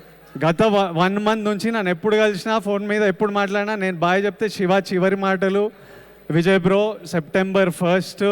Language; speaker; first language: Telugu; native; Telugu